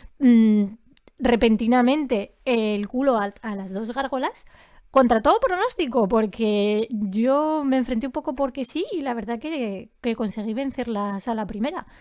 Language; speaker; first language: Spanish; native; Spanish